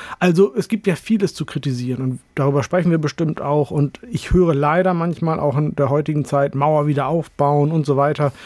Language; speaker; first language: German; early bilingual, other home language; Urdu